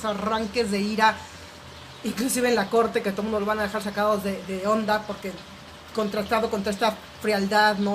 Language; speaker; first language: Spanish; native; Spanish